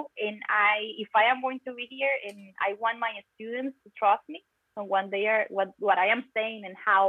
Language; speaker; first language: English; non-native, fluent; Spanish